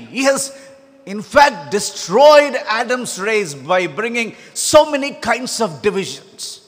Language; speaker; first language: English; non-native, local second language; Telugu